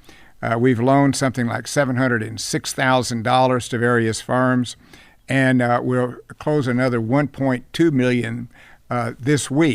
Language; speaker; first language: English; native; English